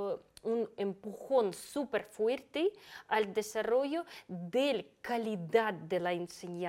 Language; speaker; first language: Spanish; non-native, fluent; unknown